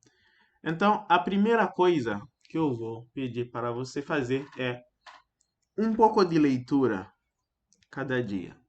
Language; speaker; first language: Portuguese; non-native, fluent; French